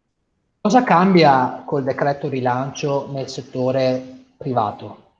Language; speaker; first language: Italian; native; Italian